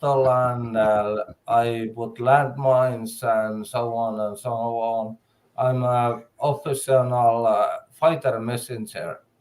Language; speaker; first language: English; non-native, learner; Finnish